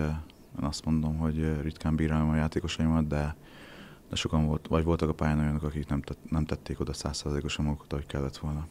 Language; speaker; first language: Hungarian; native; Hungarian